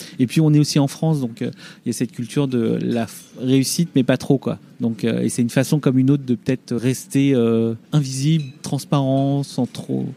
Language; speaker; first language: French; early bilingual, other home language; Vietnamese